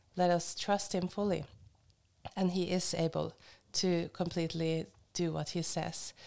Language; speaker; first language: English; non-native, fluent; Norwegian